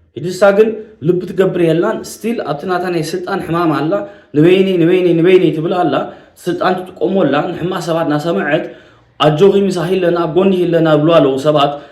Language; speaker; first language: Tigrinya; early bilingual, heritage; Tigrinya